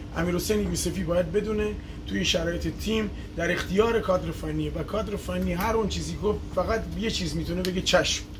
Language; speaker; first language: Persian; non-native, local second language; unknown